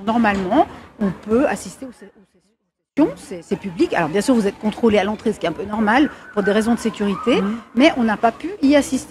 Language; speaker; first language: French; native; French